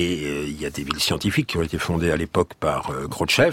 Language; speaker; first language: French; native; French